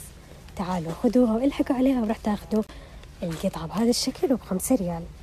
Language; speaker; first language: Arabic; native; Arabic